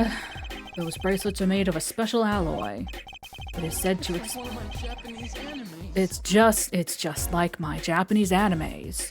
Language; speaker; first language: English; native; English